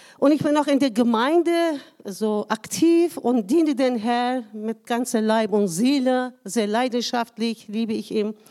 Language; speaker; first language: German; non-native, fluent; Persian